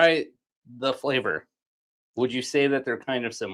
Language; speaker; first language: English; native; English